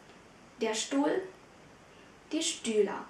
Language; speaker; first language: German; non-native, fluent; Vietnamese